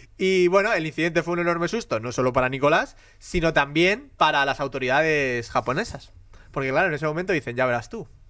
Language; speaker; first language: Spanish; native; Spanish